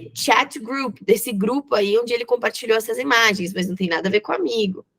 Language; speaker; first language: Portuguese; native; Portuguese